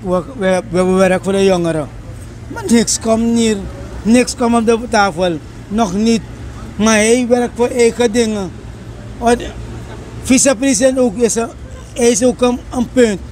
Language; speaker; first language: Dutch; non-native, local second language; Sranan Tongo